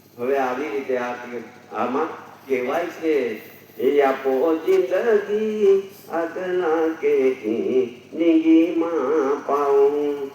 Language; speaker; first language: Gujarati; non-native, local second language; Bhili